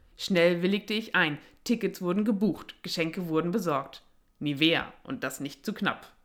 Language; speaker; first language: German; native; German